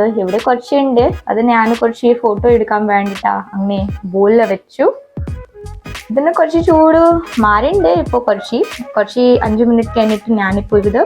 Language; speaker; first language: Malayalam; non-native, learner; Hindi